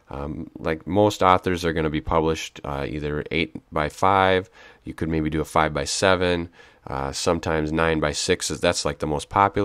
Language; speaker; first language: English; native; English